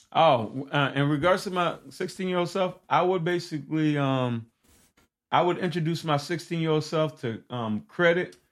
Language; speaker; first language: English; early bilingual, other home language; Haitian Creole